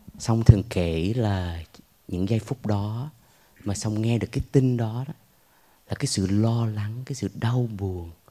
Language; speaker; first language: Vietnamese; early bilingual, heritage; Vietnamese